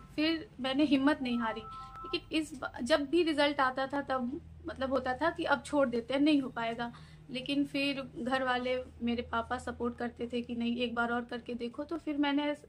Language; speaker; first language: Hindi; native; Hindi